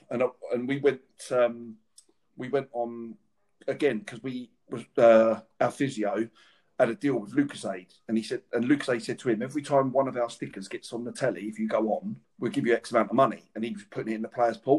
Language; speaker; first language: English; native; English